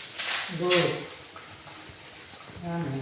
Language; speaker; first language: English; non-native, learner; Serbian